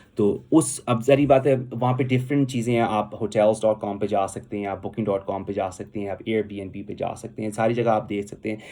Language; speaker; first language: Urdu; non-native, local second language; Punjabi